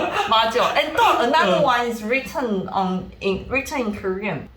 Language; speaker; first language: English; non-native, fluent; Chinese